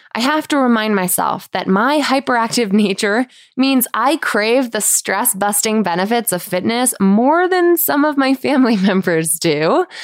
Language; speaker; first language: English; native; English